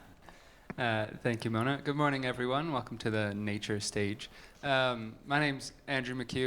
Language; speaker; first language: English; native; English